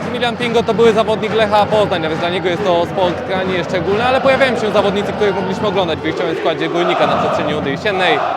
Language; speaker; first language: Polish; native; Polish